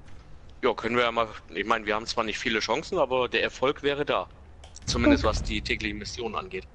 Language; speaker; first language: German; native; German